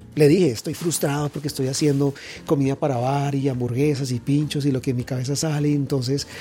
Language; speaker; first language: Spanish; native; Spanish